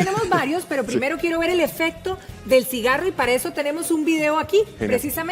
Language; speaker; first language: Spanish; native; Spanish